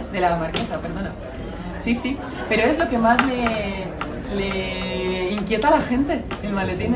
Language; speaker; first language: Spanish; native; Spanish